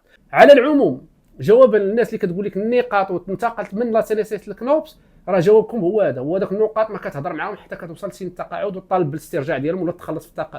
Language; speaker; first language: Arabic; native; Arabic